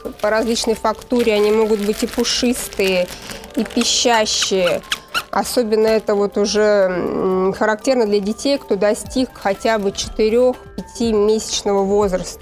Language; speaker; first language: Russian; native; Russian